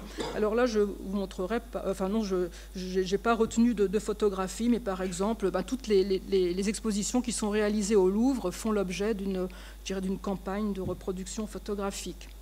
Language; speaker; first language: French; native; French